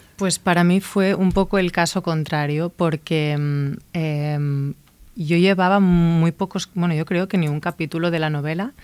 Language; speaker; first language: Spanish; native; Spanish